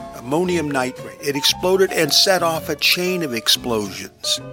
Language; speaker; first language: English; native; English